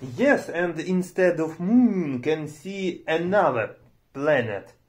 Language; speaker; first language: English; non-native, learner; Romanian